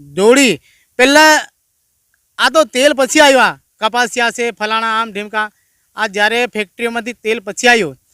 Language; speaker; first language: Gujarati; non-native, local second language; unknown